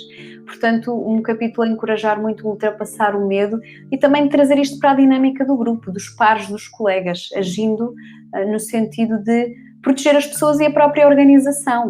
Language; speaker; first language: Portuguese; native; Portuguese